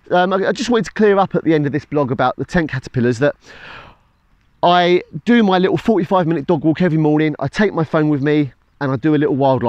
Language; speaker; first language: English; native; English